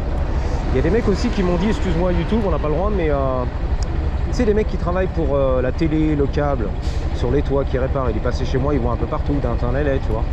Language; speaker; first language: French; native; French